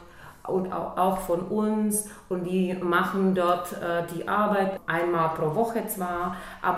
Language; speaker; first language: German; non-native, local second language; Czech